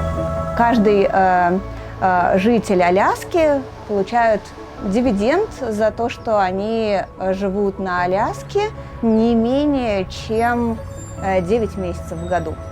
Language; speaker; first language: Russian; native; Russian